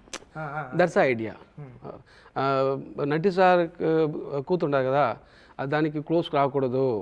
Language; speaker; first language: Telugu; non-native, learner; Tamil